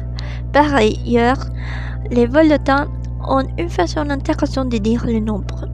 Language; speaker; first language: French; non-native, learner; Spanish